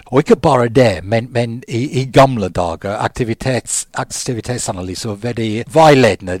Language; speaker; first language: Norwegian; non-native, fluent; English